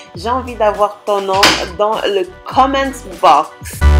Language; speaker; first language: French; non-native, local second language; Lingala